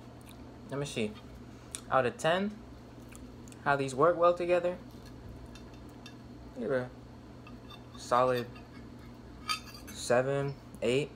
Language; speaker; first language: English; native; English